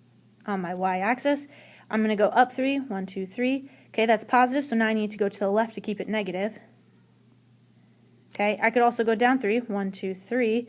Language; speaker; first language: English; native; English